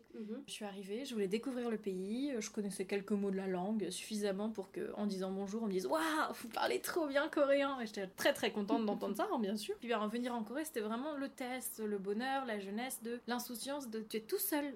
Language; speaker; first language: French; native; French